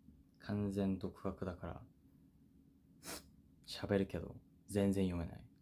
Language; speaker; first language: Japanese; non-native, fluent; Korean